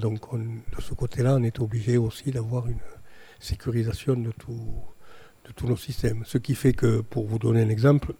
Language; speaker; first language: French; native; French